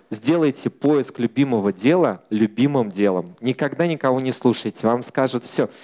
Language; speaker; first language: Russian; native; Russian